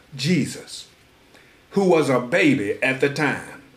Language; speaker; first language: English; native; English